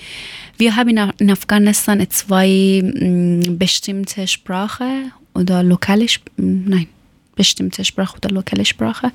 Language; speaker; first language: German; non-native, learner; Persian